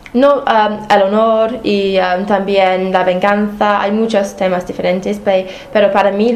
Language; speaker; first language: Spanish; non-native, fluent; English